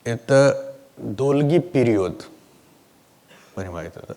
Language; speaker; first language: Russian; non-native, learner; Hindi